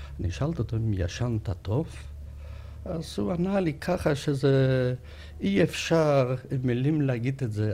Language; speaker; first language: Hebrew; non-native, fluent; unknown